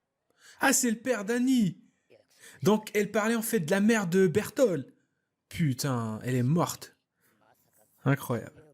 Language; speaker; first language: French; native; French